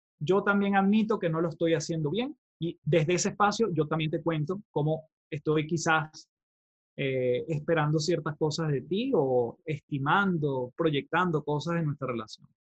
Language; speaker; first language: Spanish; native; Spanish